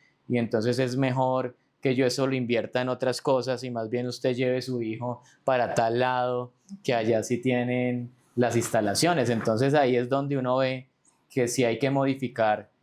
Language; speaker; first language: Spanish; native; Spanish